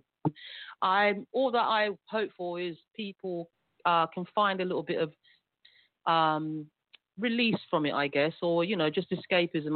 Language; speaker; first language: English; early bilingual, other home language; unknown